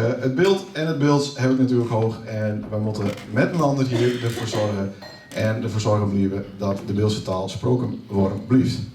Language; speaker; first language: Dutch; native; Dutch